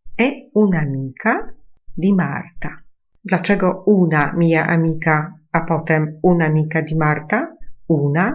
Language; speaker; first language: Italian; non-native, fluent; Polish